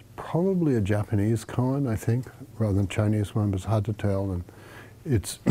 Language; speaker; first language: English; native; English